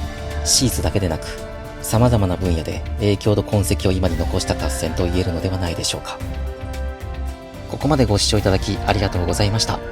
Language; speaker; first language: Japanese; native; Japanese